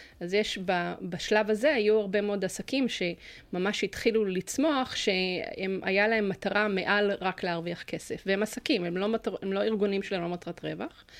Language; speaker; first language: Hebrew; early bilingual, other home language; English